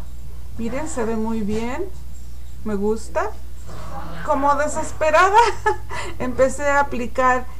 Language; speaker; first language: Spanish; native; Spanish